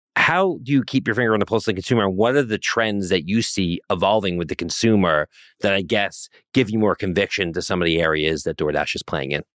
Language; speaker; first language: English; native; English